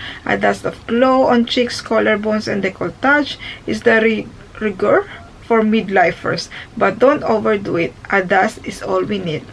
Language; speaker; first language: English; non-native, fluent; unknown